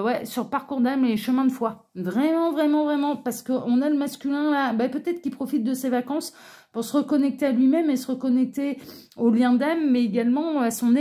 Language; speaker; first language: French; native; French